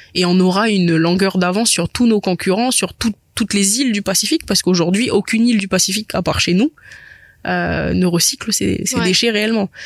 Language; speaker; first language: French; native; French